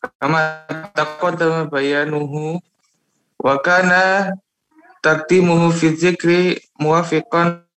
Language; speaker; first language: Arabic; non-native, learner; Indonesian